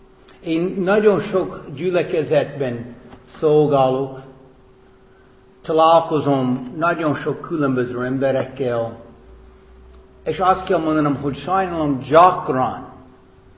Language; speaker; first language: Hungarian; non-native, fluent; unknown